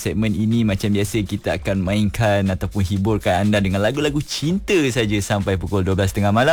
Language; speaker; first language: Malay; native; Malay